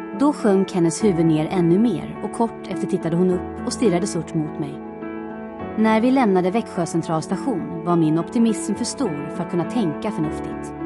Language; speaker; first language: Swedish; non-native, fluent; Croatian